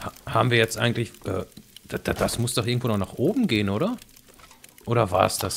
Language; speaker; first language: German; native; German